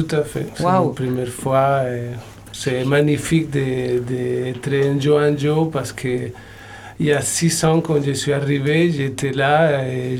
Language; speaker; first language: French; non-native, learner; Spanish